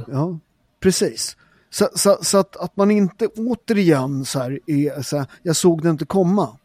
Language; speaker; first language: Swedish; early bilingual, other home language; Italian